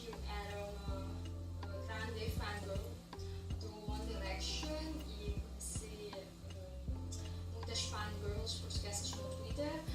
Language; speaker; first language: Portuguese; non-native, learner; English